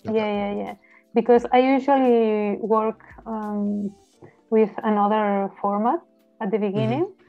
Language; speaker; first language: English; non-native, learner; Spanish